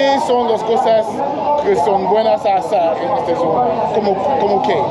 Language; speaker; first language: Spanish; non-native, learner; English